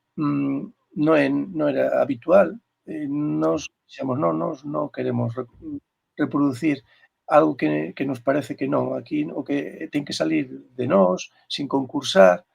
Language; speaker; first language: Galician; native; Galician